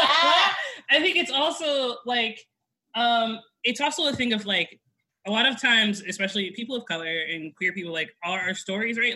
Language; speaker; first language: English; native; English